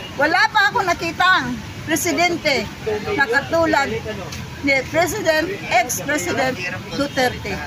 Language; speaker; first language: Filipino; non-native, local second language; Hiligaynon